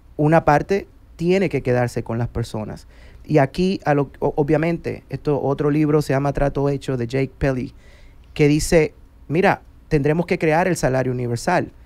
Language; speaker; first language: Spanish; native; Spanish